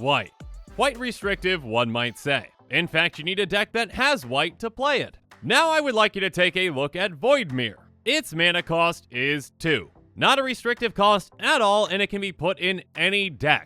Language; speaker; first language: English; native; English